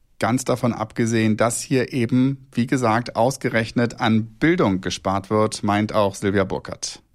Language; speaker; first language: German; native; German